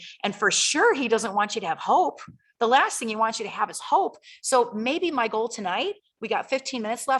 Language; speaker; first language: English; native; English